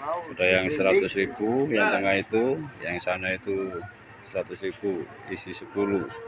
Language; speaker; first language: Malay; non-native, local second language; Javanese